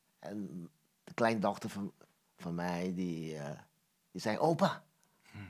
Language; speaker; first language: Dutch; non-native, local second language; Papiamento